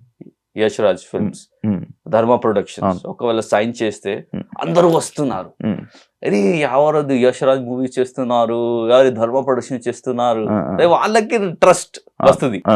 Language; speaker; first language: Telugu; non-native, learner; Hindi